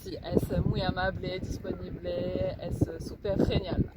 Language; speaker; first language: Spanish; non-native, learner; French